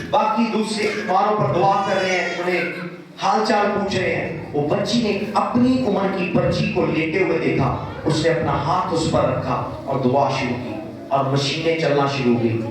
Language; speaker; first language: Urdu; non-native, local second language; Punjabi